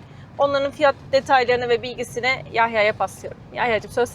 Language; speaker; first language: Turkish; native; Turkish